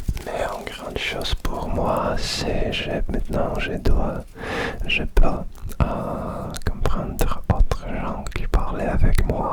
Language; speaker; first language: French; non-native, learner; Russian